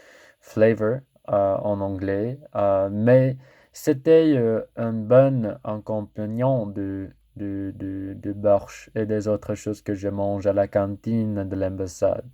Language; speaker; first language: French; non-native, learner; English